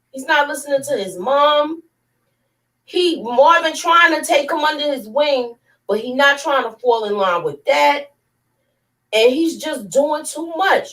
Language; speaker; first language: English; native; English